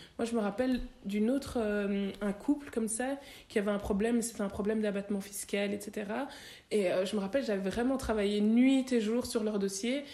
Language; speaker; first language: French; native; French